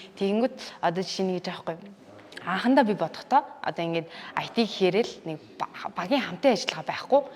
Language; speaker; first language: Mongolian; native; Mongolian